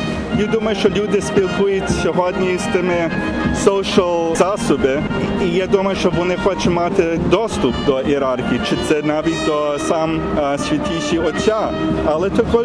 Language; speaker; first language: Ukrainian; early bilingual, heritage; Ukrainian